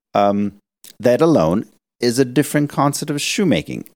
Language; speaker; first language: English; non-native, fluent; Italian